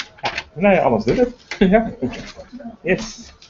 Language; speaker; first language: Dutch; native; Dutch